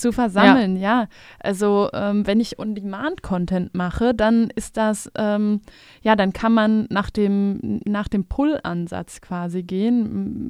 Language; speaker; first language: German; native; German